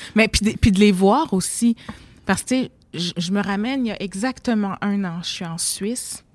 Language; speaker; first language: French; native; French